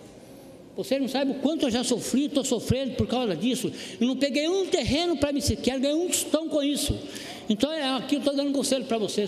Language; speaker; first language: Portuguese; native; Portuguese